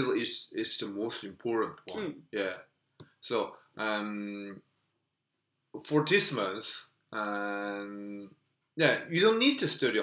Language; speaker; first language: English; non-native, fluent; Korean